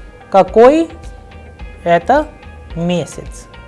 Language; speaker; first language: Russian; non-native, fluent; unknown